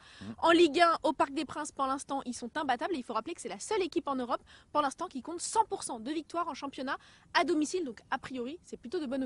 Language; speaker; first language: French; native; French